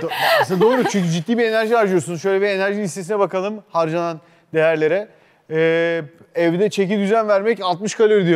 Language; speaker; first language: Turkish; native; Turkish